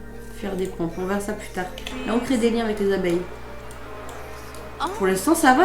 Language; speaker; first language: French; native; French